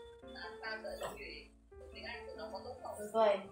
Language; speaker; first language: Chinese; non-native, fluent; Vietnamese